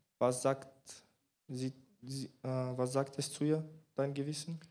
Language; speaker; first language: German; non-native, learner; Bulgarian